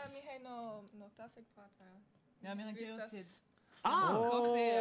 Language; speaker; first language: German; non-native, learner; French